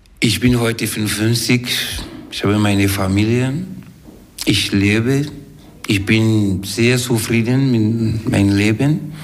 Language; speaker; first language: German; non-native, fluent; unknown